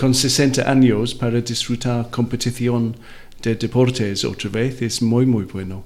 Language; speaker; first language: Spanish; non-native, learner; Welsh